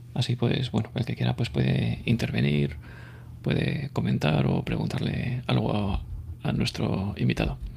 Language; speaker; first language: Spanish; native; Spanish